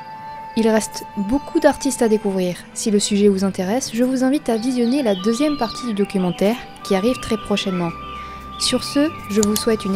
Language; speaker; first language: French; native; French